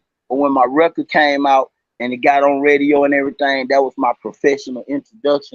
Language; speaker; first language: English; native; English